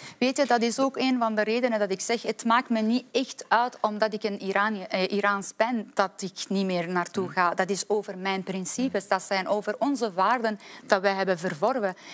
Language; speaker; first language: Dutch; non-native, fluent; Persian